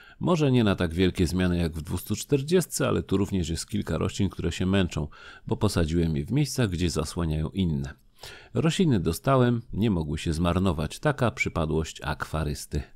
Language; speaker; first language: Polish; native; Polish